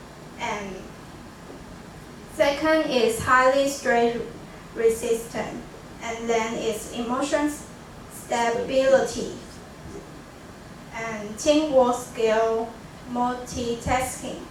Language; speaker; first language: English; non-native, learner; Chinese